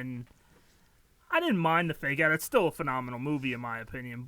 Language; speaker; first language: English; native; English